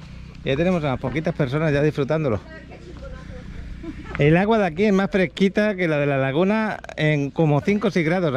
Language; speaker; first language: Spanish; native; Spanish